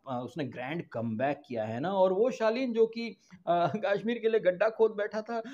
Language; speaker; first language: Hindi; native; Hindi